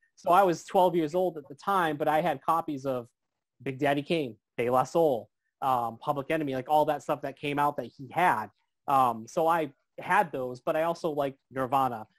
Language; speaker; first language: English; native; English